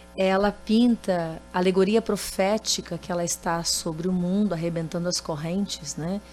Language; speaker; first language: Portuguese; native; Portuguese